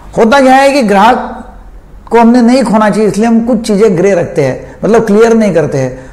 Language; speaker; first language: Hindi; non-native, local second language; Marathi